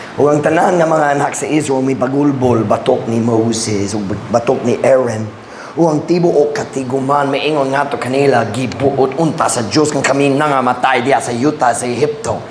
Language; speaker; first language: Cebuano; non-native, fluent; English